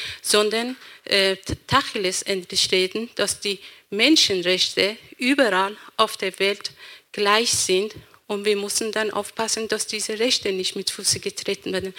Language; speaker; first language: German; non-native, fluent; Persian